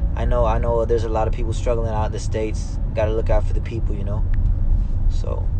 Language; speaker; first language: English; early bilingual, other home language; Korean